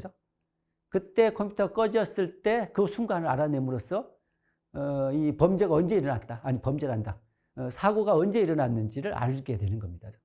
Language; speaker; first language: Korean; native; Korean